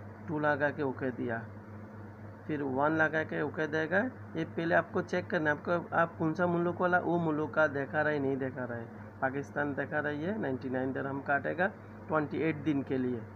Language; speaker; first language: Hindi; non-native, learner; Bangla